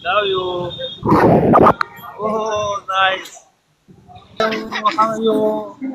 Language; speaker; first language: English; non-native, learner; Urdu